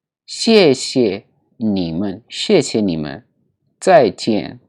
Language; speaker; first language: Chinese; non-native, learner; Urdu